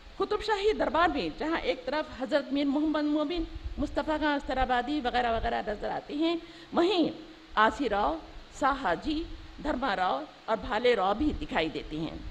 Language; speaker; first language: Urdu; native; Urdu